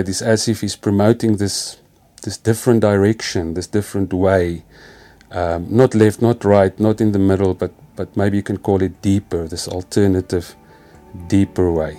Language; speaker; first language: English; non-native, local second language; Afrikaans